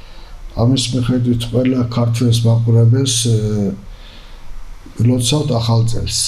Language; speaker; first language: Georgian; early bilingual, heritage; Georgian